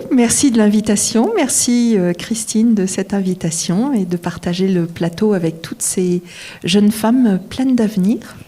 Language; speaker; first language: French; native; French